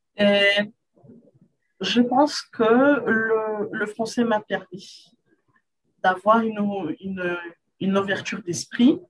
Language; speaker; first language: French; non-native, fluent; Portuguese